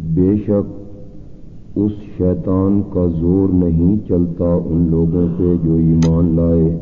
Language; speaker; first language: Urdu; native; Urdu